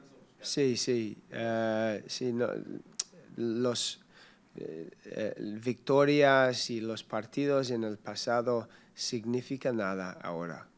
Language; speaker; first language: Spanish; non-native, learner; English